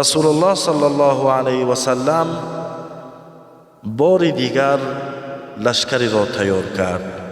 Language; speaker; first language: Persian; native; Persian